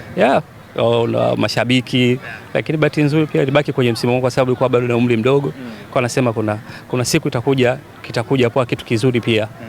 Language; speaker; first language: Swahili; native; Swahili